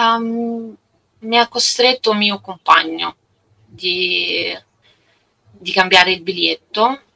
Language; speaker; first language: Italian; non-native, learner; Russian